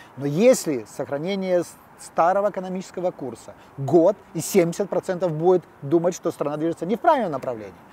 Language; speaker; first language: Russian; native; Russian